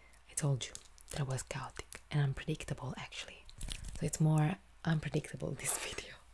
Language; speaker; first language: English; non-native, fluent; Italian